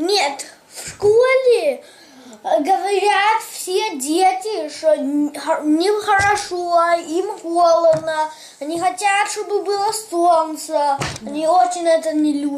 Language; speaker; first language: Russian; early bilingual, heritage; English